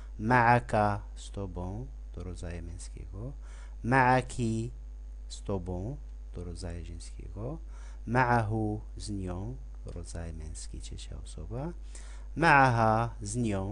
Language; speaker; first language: Polish; non-native, fluent; Arabic